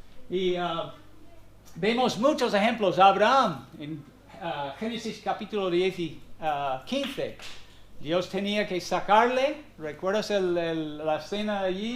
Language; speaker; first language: Spanish; non-native, fluent; English